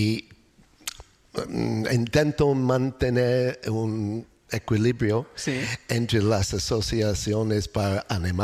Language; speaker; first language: Spanish; non-native, learner; English